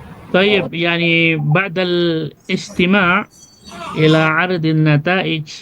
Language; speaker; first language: Arabic; non-native, fluent; Indonesian